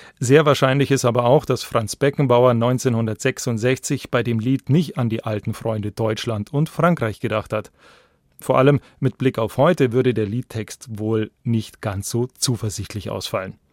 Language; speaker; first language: German; native; German